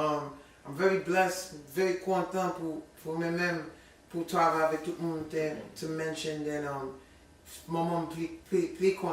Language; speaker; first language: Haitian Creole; early bilingual, heritage; English